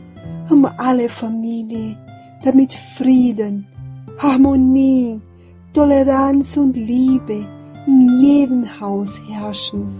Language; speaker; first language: German; non-native, fluent; Portuguese